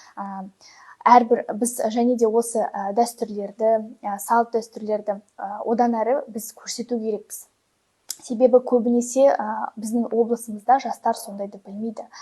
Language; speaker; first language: Kazakh; non-native, local second language; Russian